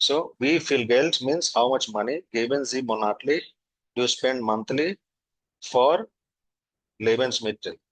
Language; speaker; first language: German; non-native, fluent; Hindi